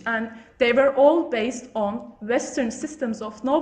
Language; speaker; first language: English; non-native, fluent; Turkish